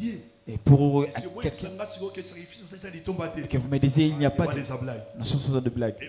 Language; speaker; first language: French; non-native, local second language; Lingala